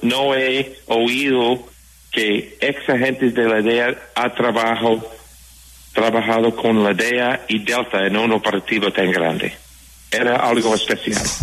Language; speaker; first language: Spanish; non-native, fluent; English